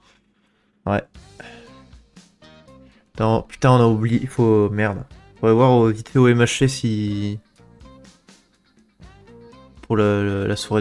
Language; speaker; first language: French; native; French